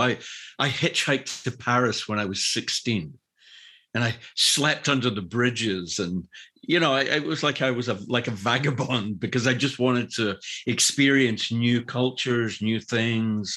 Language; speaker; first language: English; native; English